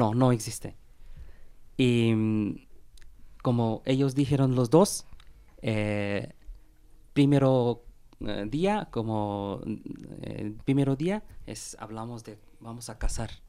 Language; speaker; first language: Spanish; non-native, learner; Bangla